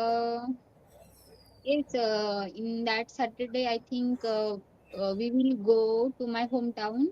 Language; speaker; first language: English; non-native, learner; Marathi